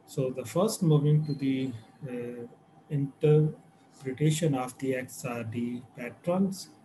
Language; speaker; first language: English; non-native, local second language; Urdu